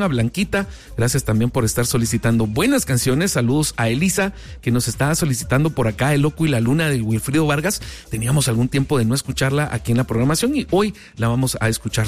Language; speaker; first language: Spanish; native; Spanish